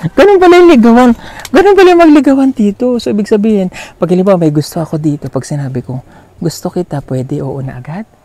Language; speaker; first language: Filipino; non-native, local second language; Cebuano